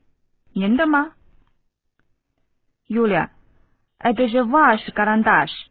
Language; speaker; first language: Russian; non-native, fluent; Chinese